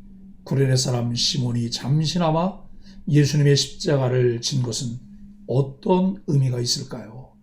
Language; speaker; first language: Korean; native; Korean